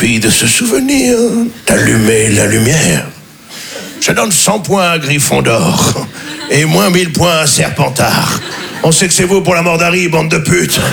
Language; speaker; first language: French; native; French